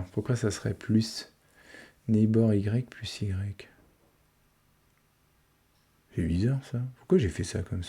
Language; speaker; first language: French; native; French